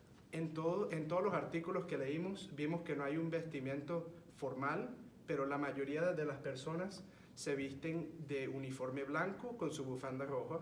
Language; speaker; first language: Spanish; early bilingual, heritage; Spanish